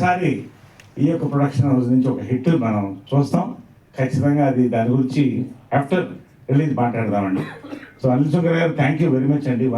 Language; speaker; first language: Telugu; native; Telugu